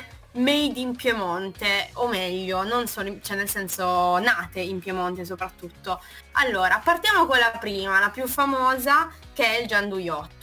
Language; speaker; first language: Italian; native; Italian